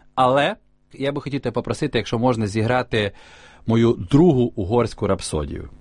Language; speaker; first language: Ukrainian; native; Ukrainian